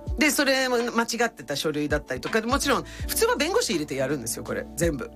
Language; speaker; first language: Japanese; non-native, fluent; Swedish